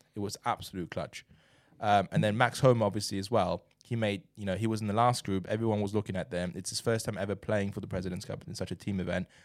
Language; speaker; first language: English; non-native, fluent; Chinese